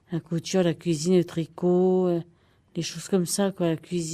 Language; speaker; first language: French; native; French